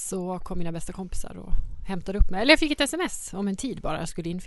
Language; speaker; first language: Swedish; native; Swedish